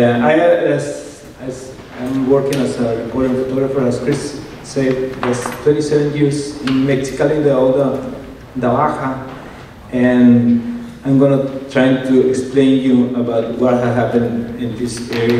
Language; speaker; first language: English; non-native, learner; Spanish